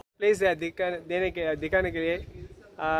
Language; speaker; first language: Hindi; non-native, learner; Tamil